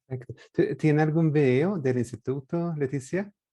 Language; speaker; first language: Spanish; non-native, fluent; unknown